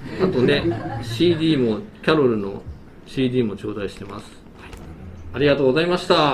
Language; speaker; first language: Japanese; native; Japanese